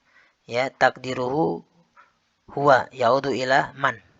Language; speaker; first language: Arabic; non-native, fluent; Indonesian